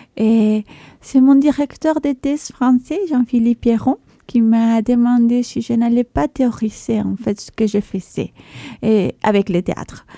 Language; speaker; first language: French; non-native, fluent; Spanish